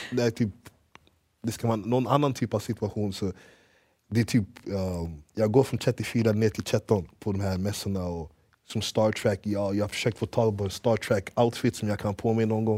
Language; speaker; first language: Swedish; early bilingual, other home language; English